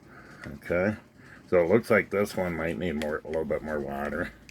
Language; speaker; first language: English; native; English